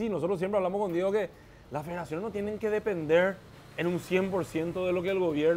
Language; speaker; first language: Spanish; native; Spanish